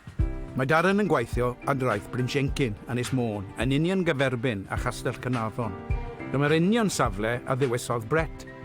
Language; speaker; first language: Welsh; native; Welsh